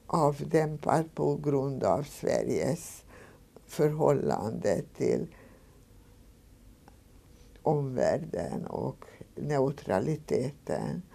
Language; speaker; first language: Swedish; non-native, fluent; Hungarian